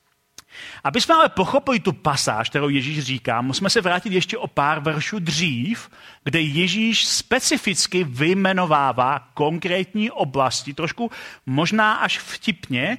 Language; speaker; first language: Czech; native; Czech